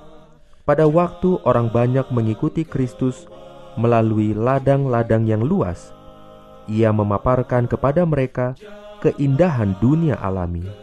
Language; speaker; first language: Indonesian; native; Indonesian